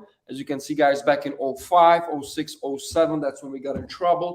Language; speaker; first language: English; native; English